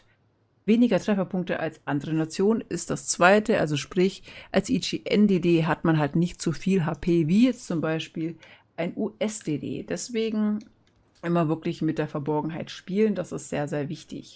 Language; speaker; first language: German; native; German